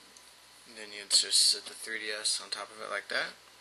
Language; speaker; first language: English; native; English